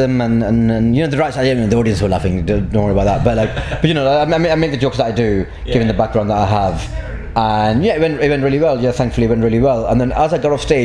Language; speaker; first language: English; native; English